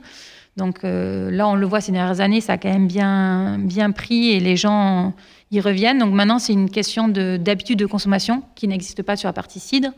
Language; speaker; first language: French; native; French